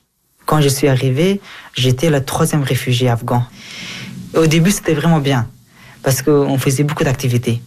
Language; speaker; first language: French; early bilingual, other home language; Persian